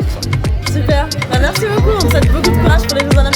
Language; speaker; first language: French; native; French